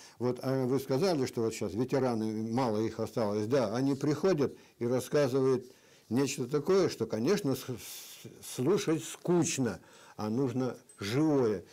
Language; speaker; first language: Russian; native; Russian